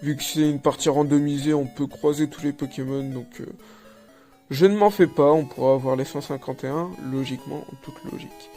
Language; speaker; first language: French; native; French